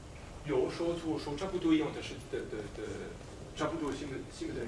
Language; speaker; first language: Chinese; non-native, learner; French